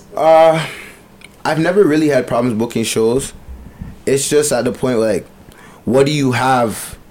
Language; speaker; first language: English; native; English